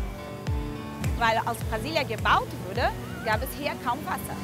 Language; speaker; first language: German; early bilingual, heritage; German